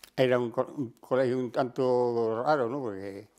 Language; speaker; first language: Spanish; native; Spanish